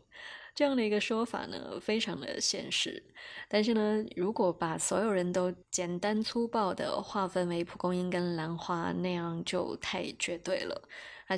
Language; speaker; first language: Chinese; native; Chinese